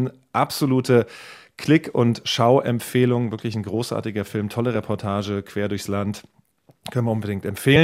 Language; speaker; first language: German; native; German